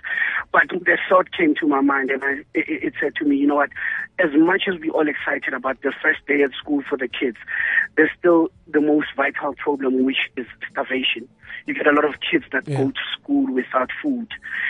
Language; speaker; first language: English; non-native, local second language; Southern Sotho